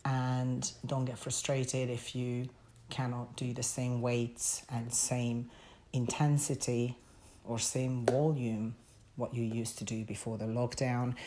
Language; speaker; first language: English; non-native, fluent; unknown